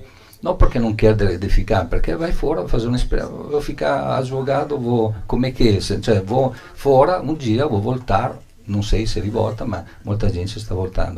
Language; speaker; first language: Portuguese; non-native, learner; Italian